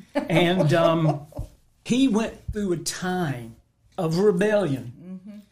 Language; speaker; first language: English; native; English